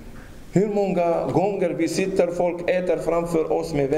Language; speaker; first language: Swedish; non-native, fluent; Arabic